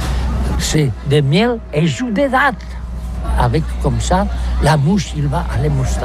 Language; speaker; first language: French; non-native, learner; Catalan